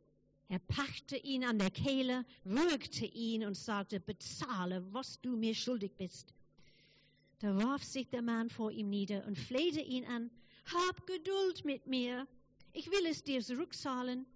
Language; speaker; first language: German; non-native, fluent; English